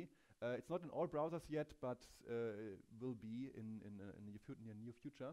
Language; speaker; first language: English; non-native, fluent; German